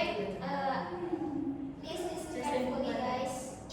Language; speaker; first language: English; non-native, learner; Indonesian